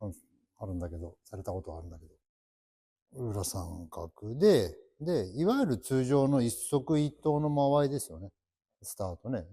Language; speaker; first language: Japanese; native; Japanese